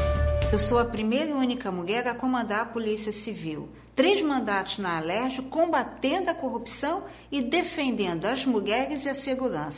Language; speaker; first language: Portuguese; native; Portuguese